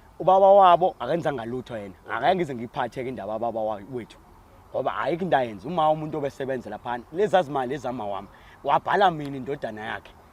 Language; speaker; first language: Zulu; native; Zulu